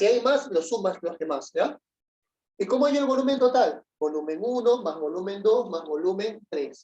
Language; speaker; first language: Spanish; native; Spanish